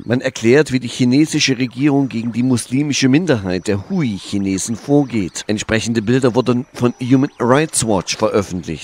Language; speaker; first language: German; native; German